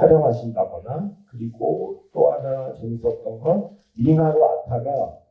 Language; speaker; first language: Korean; native; Korean